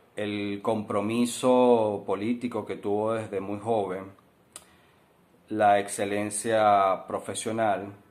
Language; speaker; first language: Spanish; native; Spanish